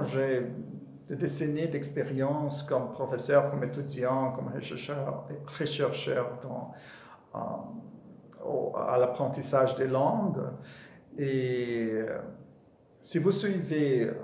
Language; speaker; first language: French; non-native, fluent; Portuguese